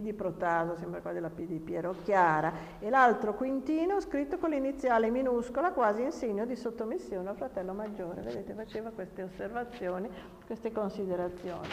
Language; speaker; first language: Italian; native; Italian